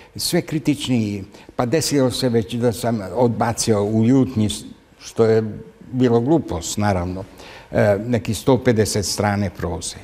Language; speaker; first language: Serbian; non-native, local second language; Hungarian